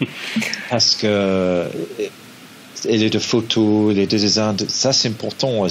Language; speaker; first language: French; non-native, learner; English